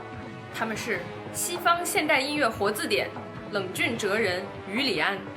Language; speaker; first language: Chinese; native; Chinese